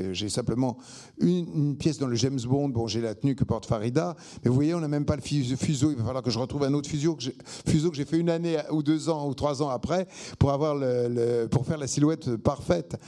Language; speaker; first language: French; native; French